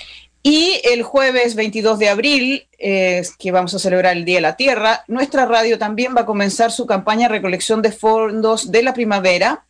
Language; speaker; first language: Spanish; native; Spanish